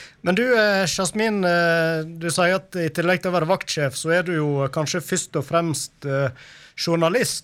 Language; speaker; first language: Norwegian; native; Norwegian